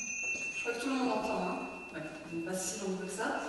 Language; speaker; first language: French; native; French